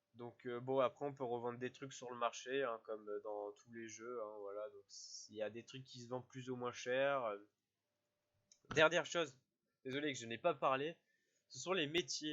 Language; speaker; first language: French; native; French